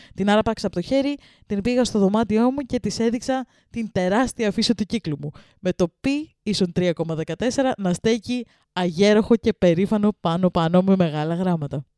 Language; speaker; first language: Greek; early bilingual, other home language; Russian